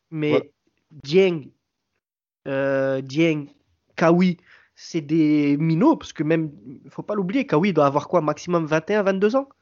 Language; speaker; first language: French; native; French